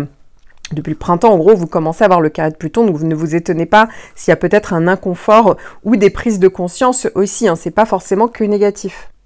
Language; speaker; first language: French; native; French